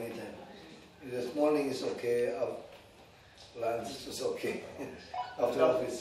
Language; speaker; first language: English; non-native, learner; Indonesian